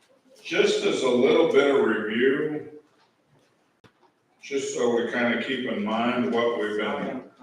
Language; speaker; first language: English; native; English